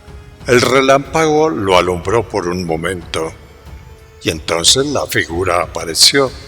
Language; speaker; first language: Spanish; native; Spanish